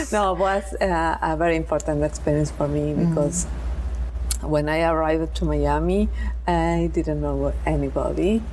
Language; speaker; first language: English; non-native, learner; Spanish